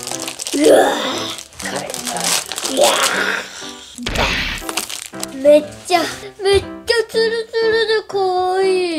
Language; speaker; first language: Japanese; native; Japanese